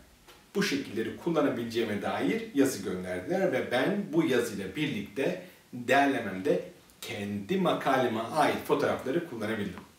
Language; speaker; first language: Turkish; native; Turkish